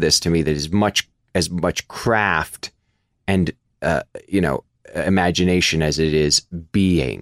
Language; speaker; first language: English; native; English